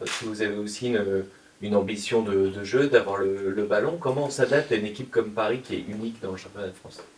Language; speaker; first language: French; native; French